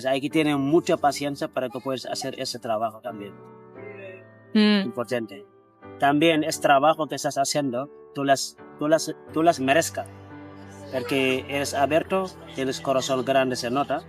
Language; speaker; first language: Spanish; non-native, fluent; Wolof